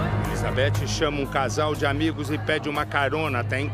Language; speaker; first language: Portuguese; native; Portuguese